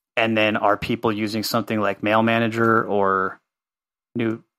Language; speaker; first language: English; native; English